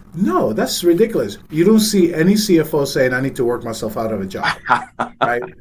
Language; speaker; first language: English; early bilingual, other home language; Spanish